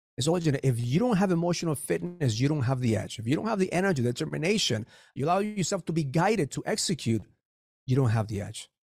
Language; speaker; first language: English; early bilingual, other home language; Spanish